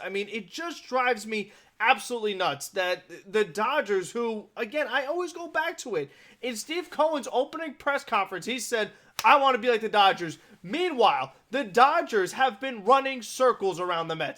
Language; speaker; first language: English; native; English